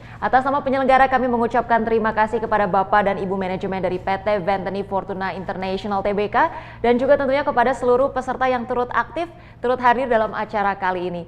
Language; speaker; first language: Indonesian; native; Indonesian